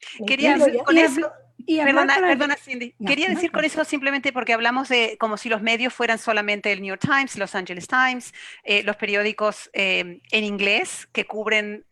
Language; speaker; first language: Spanish; native; Spanish